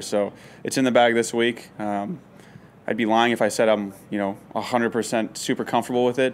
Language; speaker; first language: English; native; English